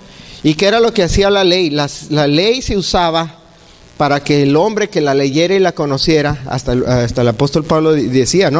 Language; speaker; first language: Spanish; native; Spanish